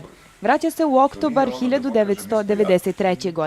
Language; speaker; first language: Bosnian; native; Bosnian